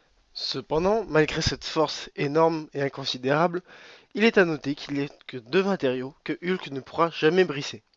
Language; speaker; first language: French; native; French